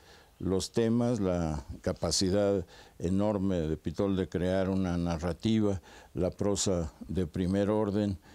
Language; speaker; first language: Spanish; native; Spanish